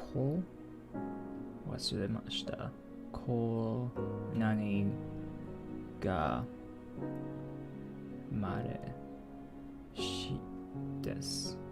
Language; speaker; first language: Japanese; non-native, learner; English